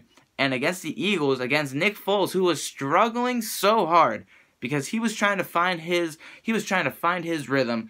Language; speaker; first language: English; native; English